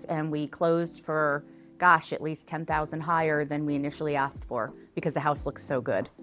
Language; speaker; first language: English; native; English